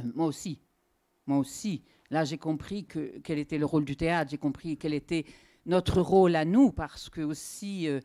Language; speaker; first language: French; native; French